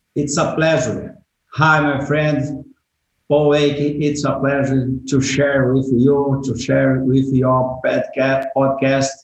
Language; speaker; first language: English; non-native, learner; Portuguese